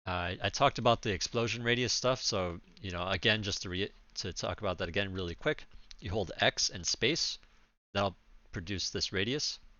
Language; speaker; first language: English; native; English